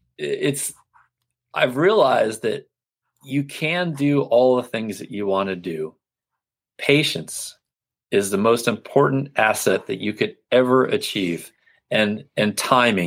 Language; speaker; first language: English; native; English